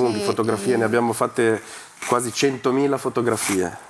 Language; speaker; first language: Italian; native; Italian